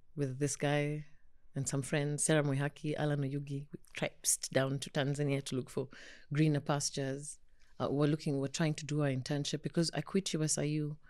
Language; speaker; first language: English; non-native, local second language; Kikuyu